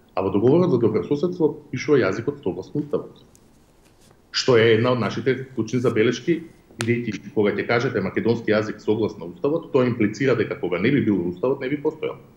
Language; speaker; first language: Macedonian; native; Macedonian